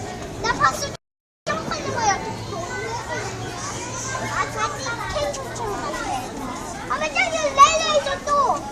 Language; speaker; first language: Korean; early bilingual, heritage; Korean